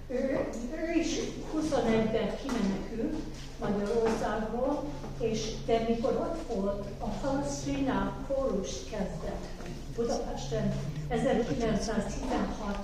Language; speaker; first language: Hungarian; early bilingual, heritage; Hungarian